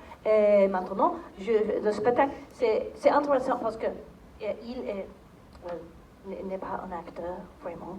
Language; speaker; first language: French; non-native, learner; English